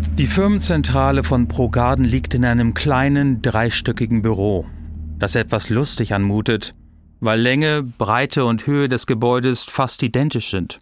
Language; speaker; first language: German; native; German